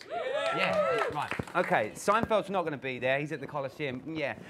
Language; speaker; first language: English; native; English